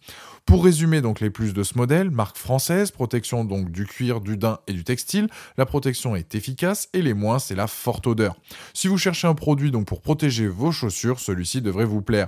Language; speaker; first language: French; native; French